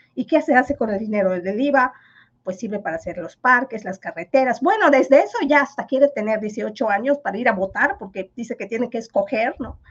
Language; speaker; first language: Spanish; non-native, local second language; Yucateco